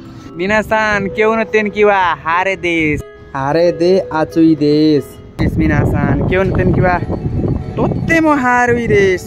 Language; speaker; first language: Japanese; non-native, learner; Nepali